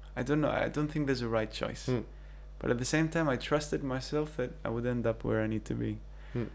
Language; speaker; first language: English; early bilingual, other home language; Greek